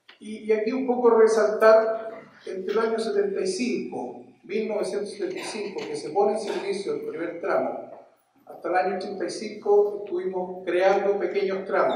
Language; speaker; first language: Spanish; native; Spanish